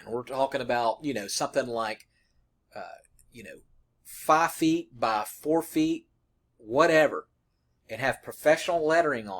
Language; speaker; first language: English; native; English